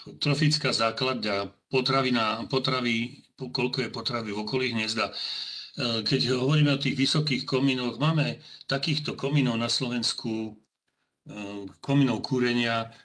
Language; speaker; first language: Slovak; native; Slovak